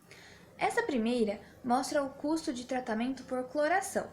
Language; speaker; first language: Portuguese; native; Portuguese